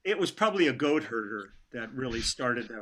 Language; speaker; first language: English; native; English